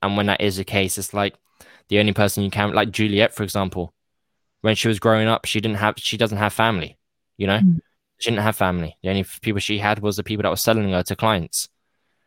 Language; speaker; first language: English; native; English